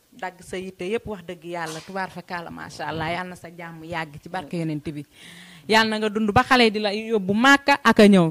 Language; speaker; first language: Wolof; native; Wolof